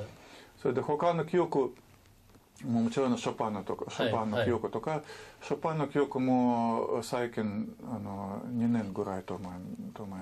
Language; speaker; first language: Japanese; non-native, learner; Russian